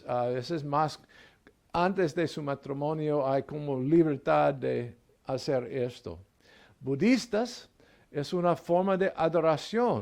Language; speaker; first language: Spanish; non-native, fluent; English